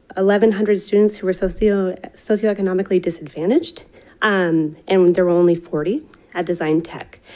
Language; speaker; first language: English; native; English